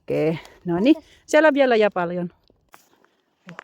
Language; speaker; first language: Finnish; non-native, learner; Bikol